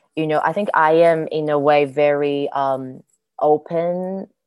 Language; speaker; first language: English; non-native, fluent; Chinese